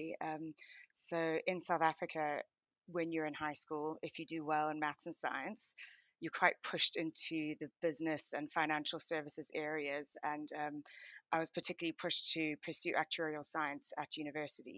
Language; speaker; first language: English; native; English